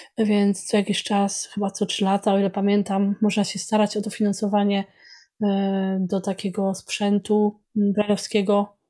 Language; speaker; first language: Polish; native; Polish